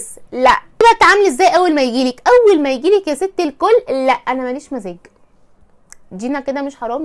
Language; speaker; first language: Arabic; native; Arabic